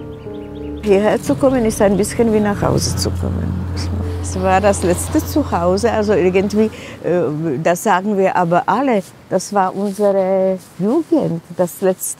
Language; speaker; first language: German; non-native, fluent; Czech